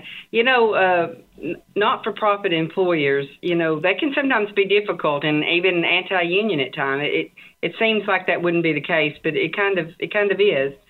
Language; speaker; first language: English; native; English